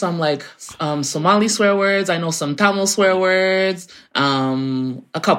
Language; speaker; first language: English; native; English